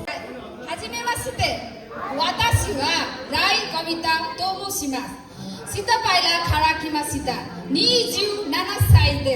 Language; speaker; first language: Japanese; non-native, learner; Nepali